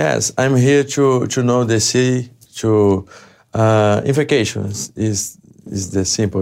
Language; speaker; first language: English; non-native, learner; Portuguese